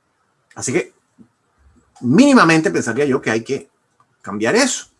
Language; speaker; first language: Spanish; native; Spanish